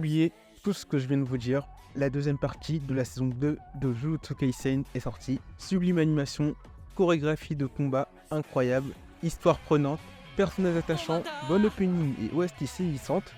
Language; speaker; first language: French; native; French